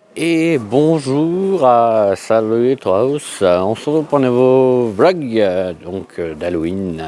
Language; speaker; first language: French; native; French